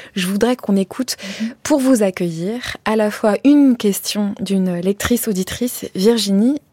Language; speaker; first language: French; native; French